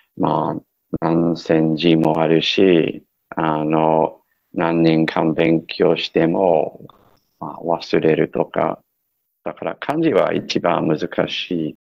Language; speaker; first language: Japanese; non-native, fluent; English